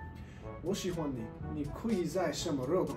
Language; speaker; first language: Chinese; non-native, learner; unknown